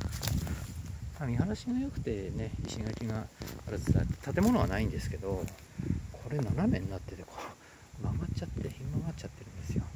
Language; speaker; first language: Japanese; native; Japanese